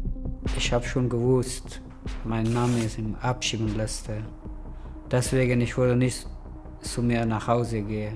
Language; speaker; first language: German; non-native, learner; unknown